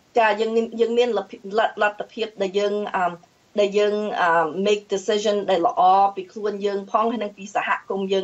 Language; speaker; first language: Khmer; early bilingual, heritage; Khmer